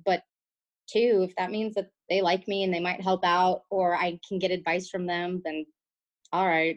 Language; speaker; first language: English; native; English